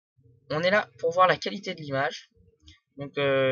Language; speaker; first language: French; native; French